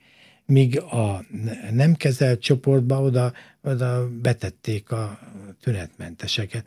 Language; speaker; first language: Hungarian; native; Hungarian